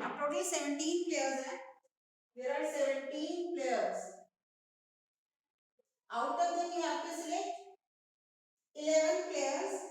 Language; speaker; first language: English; non-native, local second language; Hindi